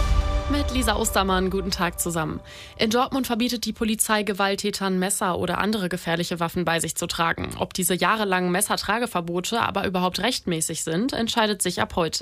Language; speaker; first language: German; native; German